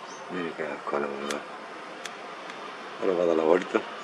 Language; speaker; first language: Spanish; early bilingual, heritage; Spanish